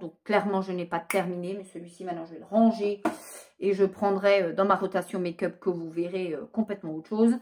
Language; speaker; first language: French; native; French